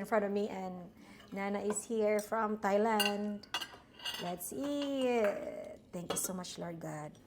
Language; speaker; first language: English; non-native, local second language; Filipino